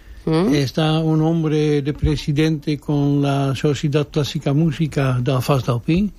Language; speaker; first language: Spanish; non-native, learner; Dutch